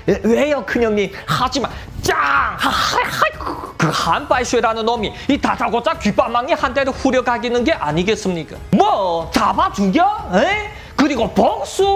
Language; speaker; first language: Korean; native; Korean